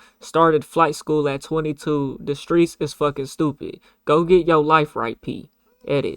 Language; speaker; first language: English; native; English